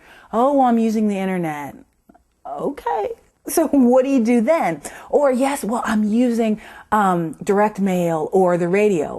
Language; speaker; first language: English; native; English